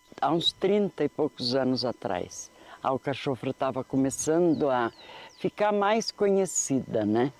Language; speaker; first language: Portuguese; native; Portuguese